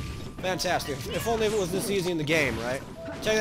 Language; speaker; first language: English; native; English